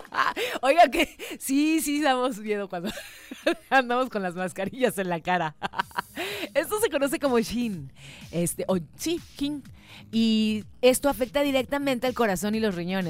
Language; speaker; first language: Spanish; native; Spanish